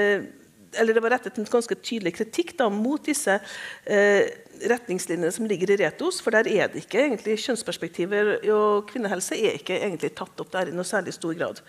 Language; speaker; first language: Norwegian; native; Norwegian